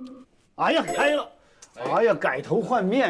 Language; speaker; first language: Chinese; native; Chinese